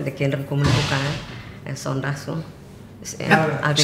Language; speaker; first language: Dutch; early bilingual, other home language; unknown